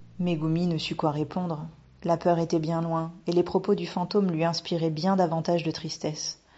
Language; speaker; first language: French; native; French